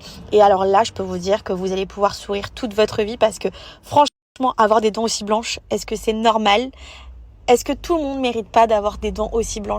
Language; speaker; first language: French; native; French